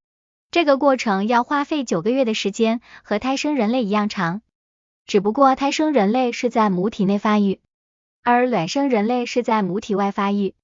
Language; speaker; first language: Chinese; native; Chinese